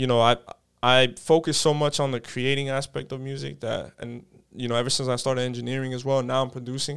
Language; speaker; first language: English; early bilingual, other home language; Spanish